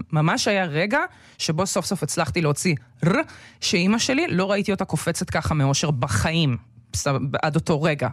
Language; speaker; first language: Hebrew; early bilingual, other home language; Russian